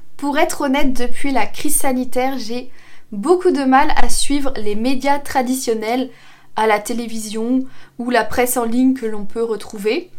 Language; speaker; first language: French; native; French